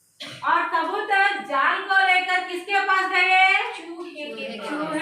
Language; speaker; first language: Hindi; non-native, local second language; Telugu